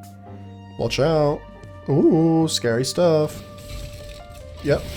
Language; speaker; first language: English; native; English